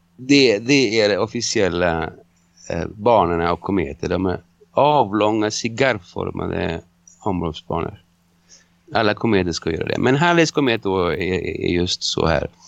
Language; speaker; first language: Swedish; non-native, fluent; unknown